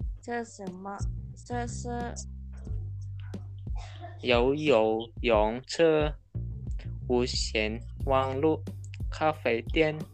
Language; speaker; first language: Chinese; non-native, learner; Indonesian